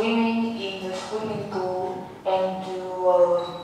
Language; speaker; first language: English; non-native, learner; Vietnamese